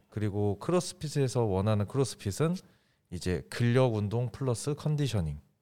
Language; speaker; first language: Korean; native; Korean